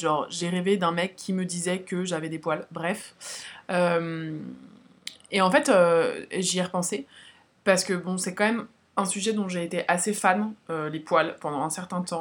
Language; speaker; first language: French; native; French